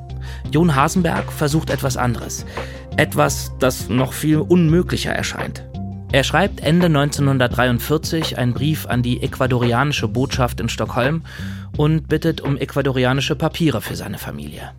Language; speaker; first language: German; native; German